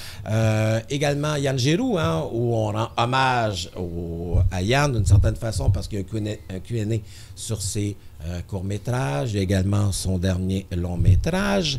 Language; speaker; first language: French; native; French